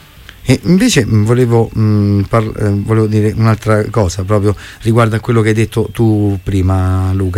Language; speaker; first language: Italian; native; Italian